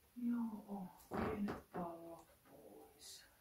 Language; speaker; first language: Finnish; native; Finnish